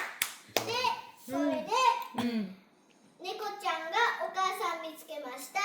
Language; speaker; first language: Japanese; early bilingual, other home language; Mizo